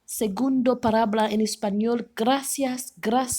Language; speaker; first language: Spanish; non-native, learner; Haitian Creole